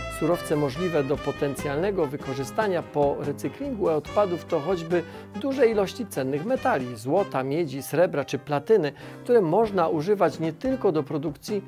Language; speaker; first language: Polish; native; Polish